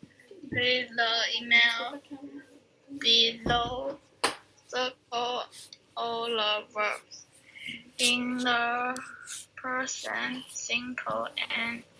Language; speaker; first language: English; non-native, learner; Chinese